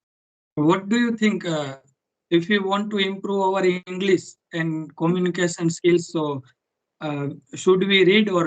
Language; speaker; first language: English; non-native, learner; Gujarati